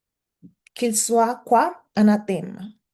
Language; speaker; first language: French; non-native, learner; English